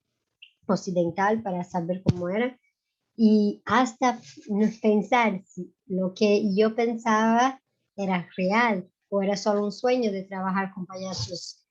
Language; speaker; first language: Spanish; non-native, fluent; Portuguese